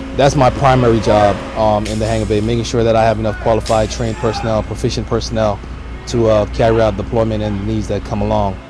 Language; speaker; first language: English; native; English